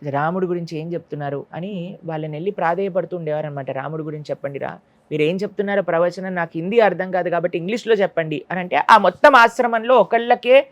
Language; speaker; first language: Telugu; native; Telugu